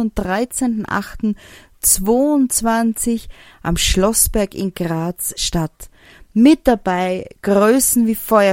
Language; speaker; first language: German; native; German